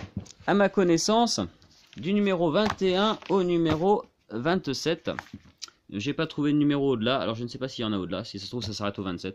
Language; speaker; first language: French; native; French